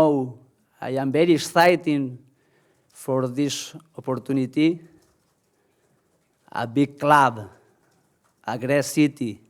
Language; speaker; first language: English; non-native, learner; Spanish